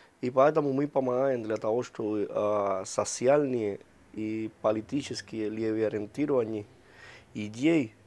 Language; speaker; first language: Russian; non-native, fluent; Spanish